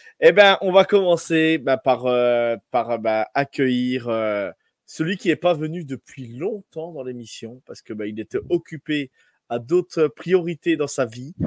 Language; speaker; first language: French; native; French